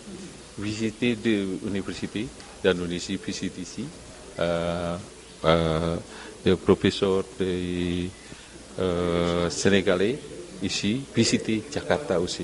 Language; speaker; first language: French; non-native, learner; Indonesian